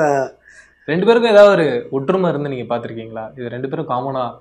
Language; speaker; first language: Tamil; native; Tamil